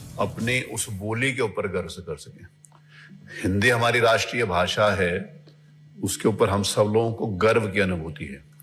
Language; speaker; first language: Hindi; native; Hindi